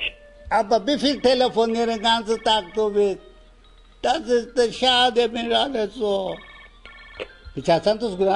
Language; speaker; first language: German; non-native, learner; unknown